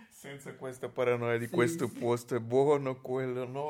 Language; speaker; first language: Italian; non-native, fluent; Portuguese